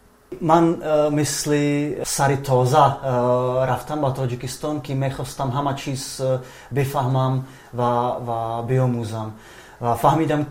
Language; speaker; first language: Persian; non-native, fluent; Czech